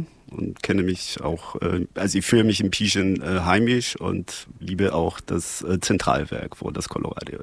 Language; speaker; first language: German; non-native, fluent; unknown